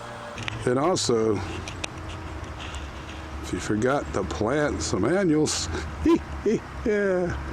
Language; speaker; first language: English; native; English